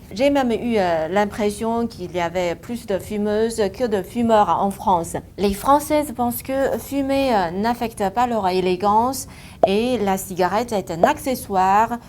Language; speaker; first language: French; non-native, fluent; Chinese